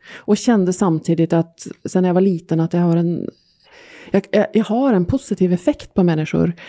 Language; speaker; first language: Swedish; non-native, fluent; Norwegian